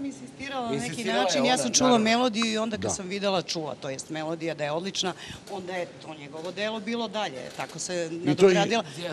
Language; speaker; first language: Serbian; native; Serbian